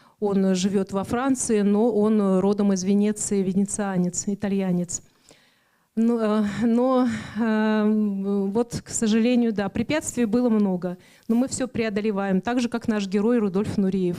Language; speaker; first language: Russian; native; Russian